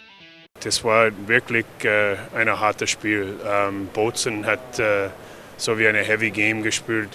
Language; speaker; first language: German; non-native, fluent; English